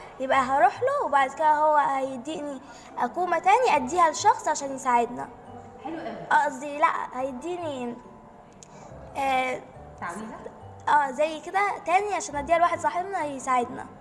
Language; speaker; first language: Arabic; native; Arabic